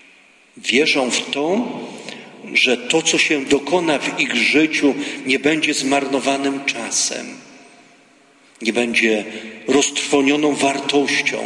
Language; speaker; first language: Polish; native; Polish